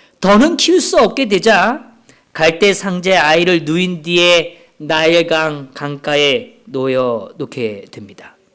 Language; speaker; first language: Korean; native; Korean